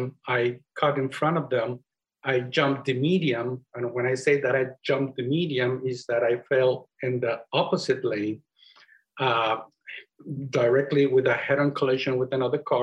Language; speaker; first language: English; non-native, fluent; Spanish